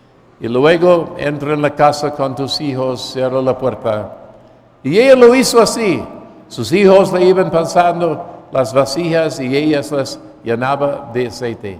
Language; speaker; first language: Spanish; non-native, fluent; English